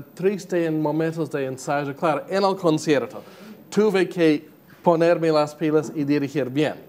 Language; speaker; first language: Spanish; non-native, fluent; English